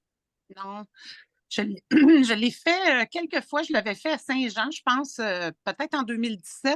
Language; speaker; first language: French; native; French